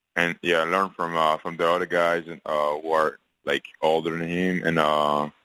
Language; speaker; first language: English; non-native, fluent; French